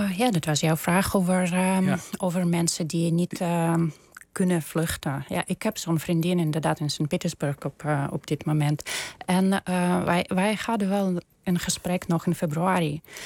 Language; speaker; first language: Dutch; non-native, fluent; Russian